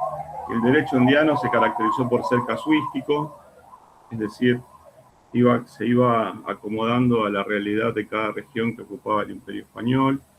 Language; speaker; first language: Spanish; native; Spanish